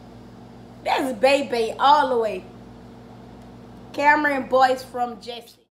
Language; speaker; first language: English; native; English